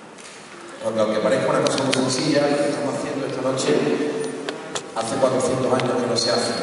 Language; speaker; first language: Spanish; native; Spanish